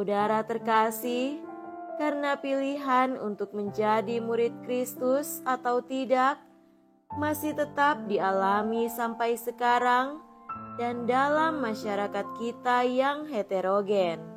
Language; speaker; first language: Indonesian; native; Indonesian